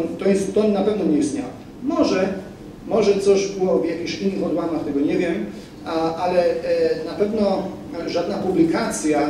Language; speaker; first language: Polish; non-native, fluent; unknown